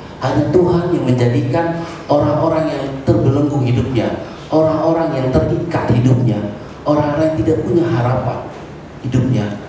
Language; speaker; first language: Indonesian; native; Indonesian